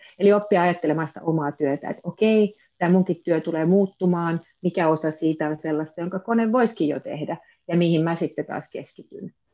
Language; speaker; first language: Finnish; native; Finnish